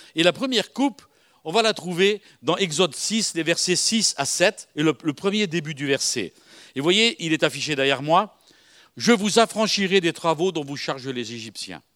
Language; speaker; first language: French; native; French